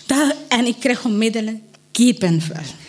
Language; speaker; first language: Dutch; non-native, learner; Spanish